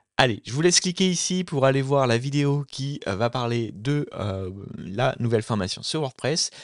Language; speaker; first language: French; native; French